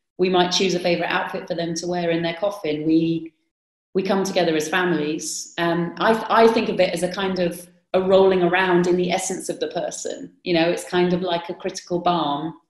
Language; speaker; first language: English; native; English